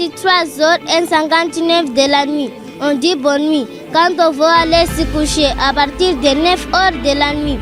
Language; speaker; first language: French; non-native, learner; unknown